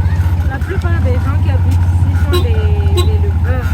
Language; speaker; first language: French; non-native, local second language; Malagasy